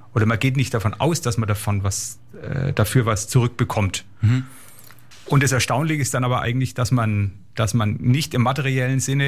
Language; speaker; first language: German; native; German